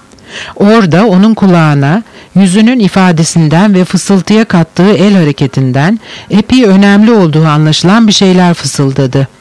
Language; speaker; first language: Turkish; native; Turkish